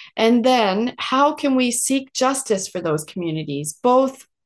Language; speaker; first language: English; native; English